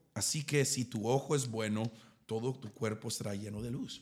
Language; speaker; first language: Spanish; early bilingual, heritage; Spanish